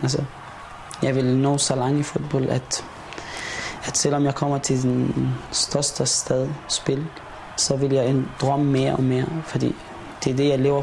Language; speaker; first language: Danish; non-native, fluent; Arabic